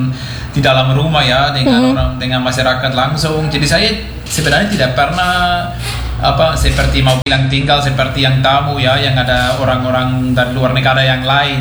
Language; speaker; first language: Indonesian; non-native, fluent; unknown